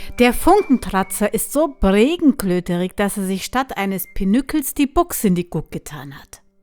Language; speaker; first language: German; native; German